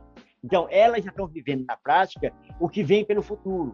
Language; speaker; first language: Portuguese; native; Portuguese